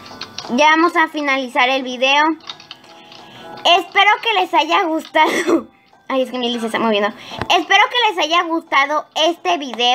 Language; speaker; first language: Spanish; native; Spanish